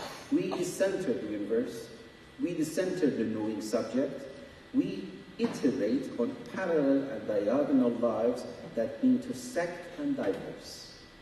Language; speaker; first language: English; non-native, fluent; Persian